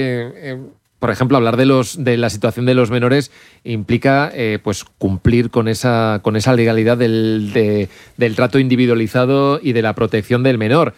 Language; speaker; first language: Spanish; native; Spanish